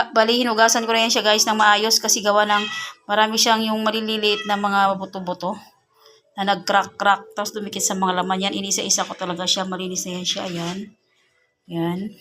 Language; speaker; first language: Filipino; non-native, local second language; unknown